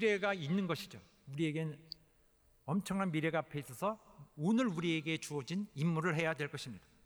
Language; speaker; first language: Japanese; non-native, fluent; Korean